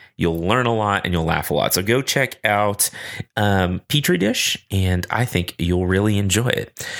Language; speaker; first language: English; native; English